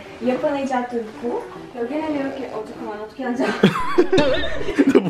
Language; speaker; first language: Korean; non-native, learner; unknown